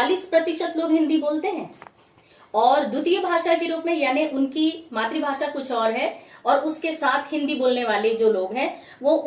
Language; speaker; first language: Hindi; native; Hindi